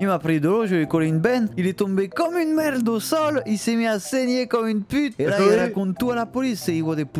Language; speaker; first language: French; native; French